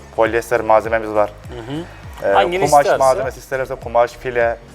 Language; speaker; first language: Turkish; native; Turkish